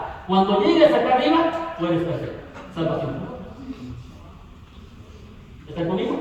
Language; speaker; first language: Spanish; native; Spanish